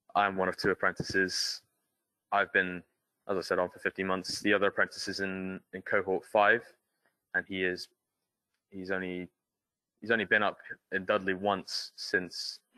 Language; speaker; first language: English; native; English